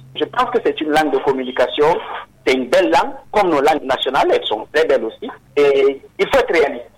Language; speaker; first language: French; non-native, local second language; Susu